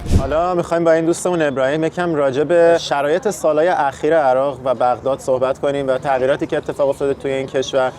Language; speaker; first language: Persian; native; Persian